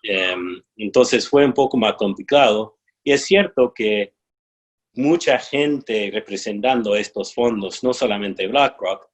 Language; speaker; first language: Spanish; non-native, fluent; English